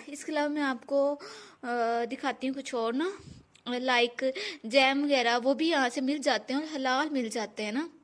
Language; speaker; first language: Urdu; non-native, local second language; Punjabi